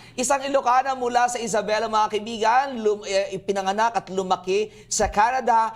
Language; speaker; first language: Filipino; native; Filipino